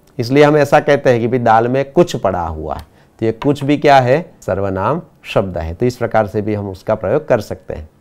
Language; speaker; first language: Hindi; non-native, local second language; Gujarati